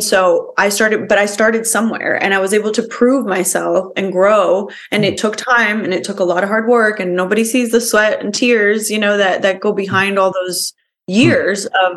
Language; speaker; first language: English; early bilingual, other home language; Spanish